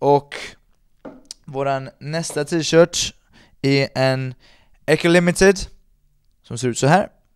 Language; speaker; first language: Swedish; native; Swedish